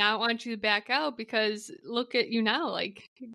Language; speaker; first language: English; native; English